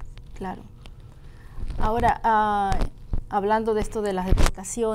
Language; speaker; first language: Spanish; native; Spanish